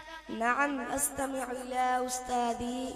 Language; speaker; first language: Arabic; non-native, learner; Urdu